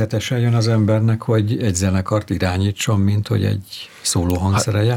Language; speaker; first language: Hungarian; native; Hungarian